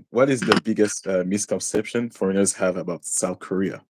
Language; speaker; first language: English; non-native, local second language; French